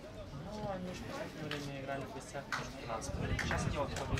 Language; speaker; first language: Russian; native; Russian